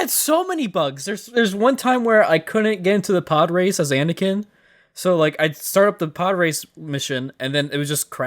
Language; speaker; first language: English; native; English